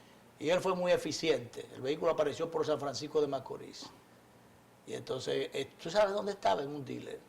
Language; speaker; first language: Spanish; native; Spanish